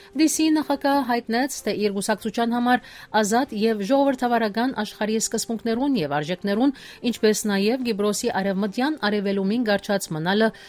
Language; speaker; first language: Armenian; early bilingual, heritage; Armenian